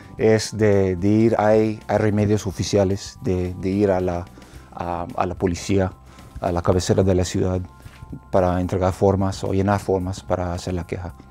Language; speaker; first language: Spanish; non-native, fluent; English